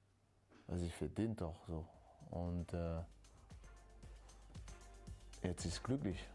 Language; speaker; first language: German; non-native, learner; French